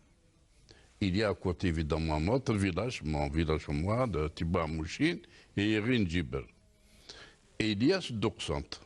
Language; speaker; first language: French; non-native, local second language; Kabyle